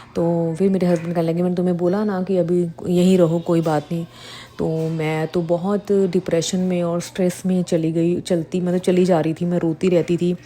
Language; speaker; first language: Hindi; native; Hindi